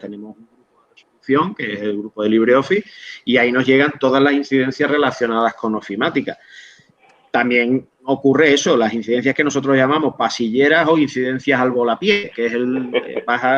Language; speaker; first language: Spanish; native; Spanish